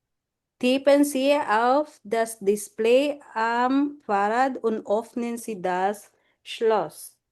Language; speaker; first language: German; non-native, fluent; Filipino